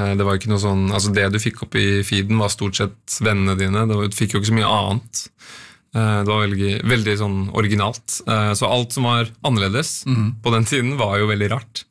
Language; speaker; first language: Norwegian; native; Norwegian